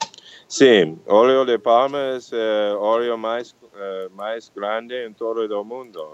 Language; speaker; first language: Portuguese; non-native, fluent; English